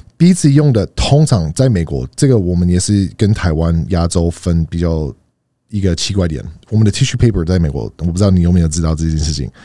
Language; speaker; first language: Chinese; non-native, fluent; English